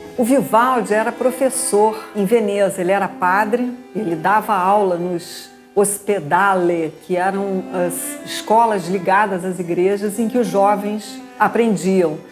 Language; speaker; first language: Portuguese; native; Portuguese